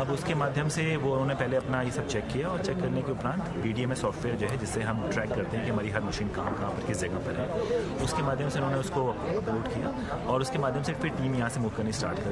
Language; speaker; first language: Hindi; native; Hindi